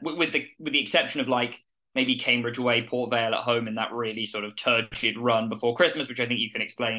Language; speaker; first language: English; native; English